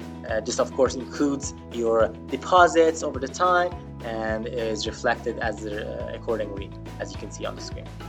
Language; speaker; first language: English; non-native, fluent; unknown